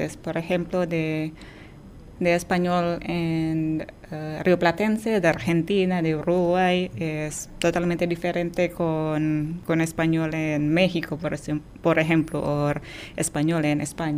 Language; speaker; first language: Spanish; non-native, fluent; Indonesian